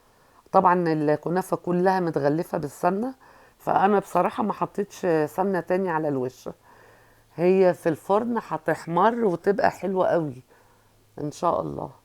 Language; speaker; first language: Arabic; native; Arabic